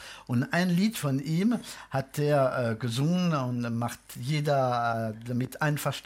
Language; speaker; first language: German; non-native, fluent; French